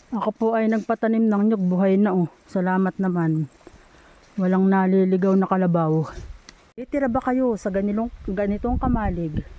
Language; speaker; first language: Filipino; native; Filipino